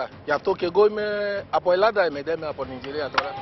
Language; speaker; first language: Greek; non-native, fluent; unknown